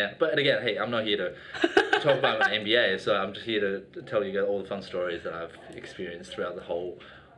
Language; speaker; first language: English; native; English